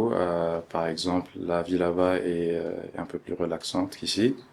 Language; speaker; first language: French; early bilingual, other home language; Arabic